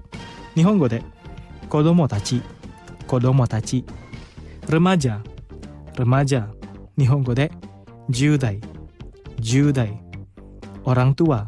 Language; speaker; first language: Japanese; non-native, fluent; Indonesian